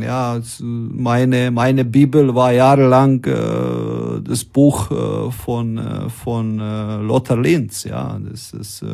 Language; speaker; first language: German; non-native, fluent; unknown